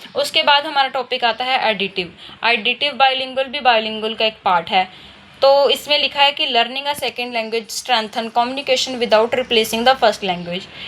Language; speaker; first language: Hindi; native; Hindi